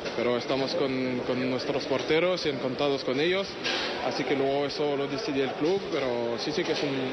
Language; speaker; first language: Spanish; non-native, fluent; French